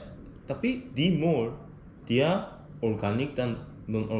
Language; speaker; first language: Indonesian; non-native, learner; Korean